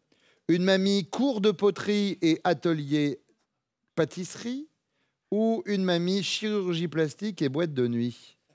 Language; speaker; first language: French; native; French